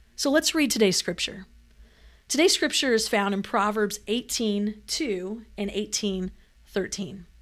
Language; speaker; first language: English; native; English